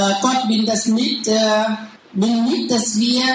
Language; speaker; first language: German; non-native, learner; Thai